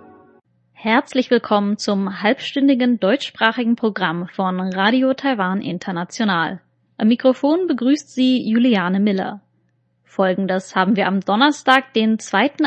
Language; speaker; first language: German; native; German